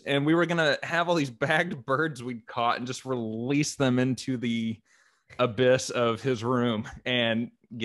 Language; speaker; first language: English; native; English